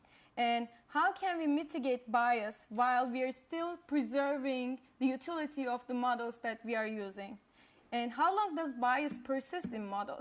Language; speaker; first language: English; non-native, fluent; Turkish